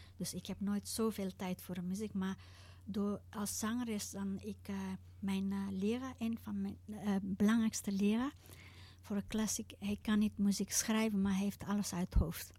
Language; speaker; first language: Dutch; non-native, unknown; Tibetan